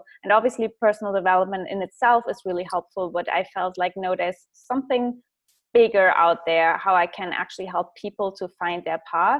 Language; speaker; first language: English; non-native, fluent; German